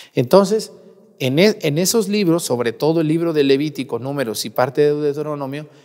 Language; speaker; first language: Spanish; native; Spanish